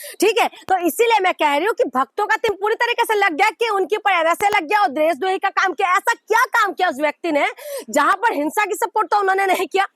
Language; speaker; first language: Hindi; non-native, local second language; Assamese